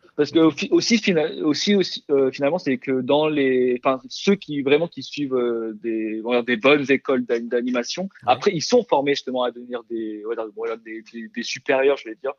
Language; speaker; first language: French; early bilingual, other home language; Korean